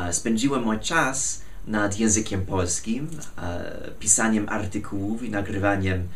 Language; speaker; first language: Polish; non-native, fluent; English